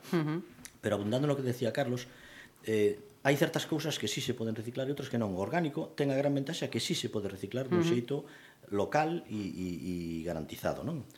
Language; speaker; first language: Galician; native; Galician